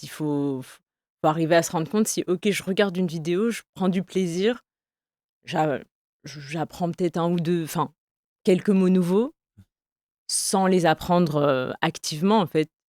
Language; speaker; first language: French; native; French